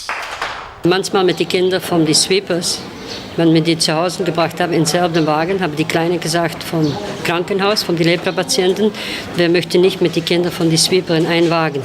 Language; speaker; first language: German; non-native, fluent; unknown